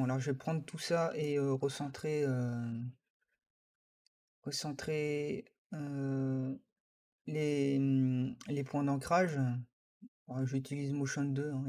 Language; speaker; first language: French; native; French